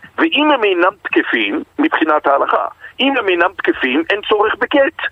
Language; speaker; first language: Hebrew; native; Hebrew